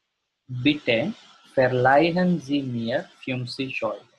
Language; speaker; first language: German; non-native, learner; Gujarati